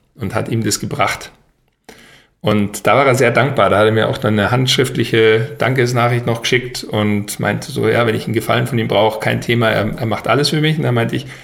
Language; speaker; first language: German; native; German